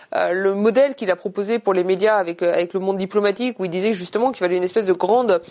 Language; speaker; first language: French; native; French